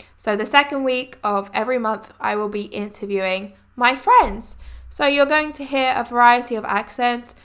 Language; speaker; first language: English; native; English